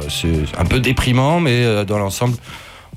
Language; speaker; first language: French; native; French